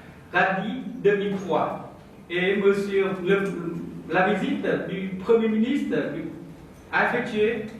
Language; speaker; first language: French; non-native, fluent; Vietnamese